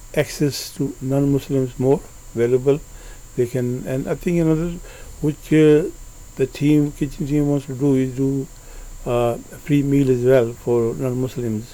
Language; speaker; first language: English; early bilingual, other home language; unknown